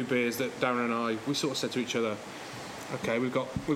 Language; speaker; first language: English; native; English